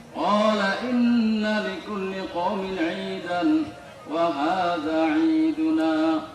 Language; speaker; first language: Arabic; non-native, fluent; Bangla